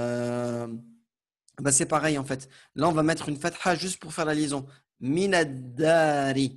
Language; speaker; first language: French; native; French